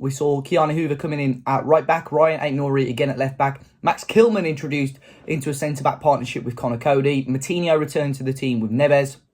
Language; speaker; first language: English; native; English